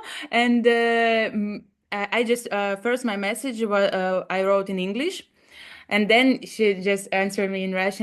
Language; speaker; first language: English; non-native, learner; Russian